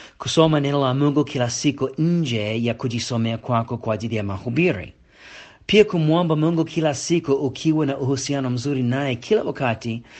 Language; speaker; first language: Swahili; non-native, fluent; English